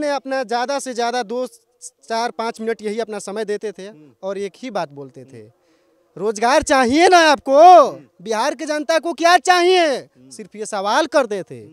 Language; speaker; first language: Hindi; native; Hindi